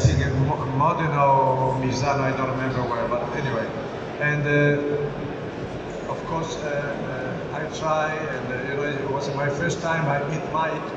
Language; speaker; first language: English; non-native, learner; Italian